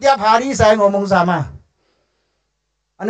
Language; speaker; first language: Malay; non-native, local second language; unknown